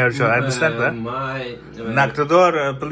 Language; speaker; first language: English; non-native, learner; Turkish